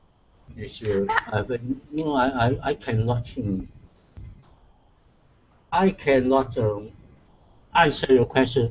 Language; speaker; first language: English; non-native, learner; Chinese